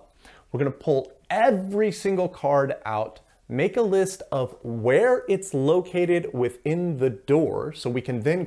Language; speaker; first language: English; native; English